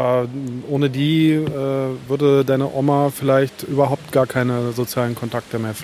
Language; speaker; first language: German; native; German